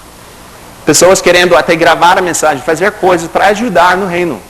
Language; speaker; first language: Portuguese; non-native, fluent; English